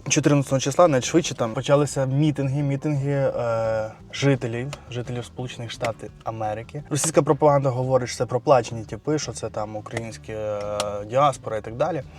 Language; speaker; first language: Ukrainian; non-native, local second language; Russian